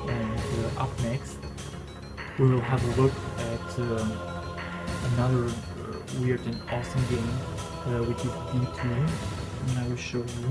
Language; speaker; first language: English; non-native, fluent; German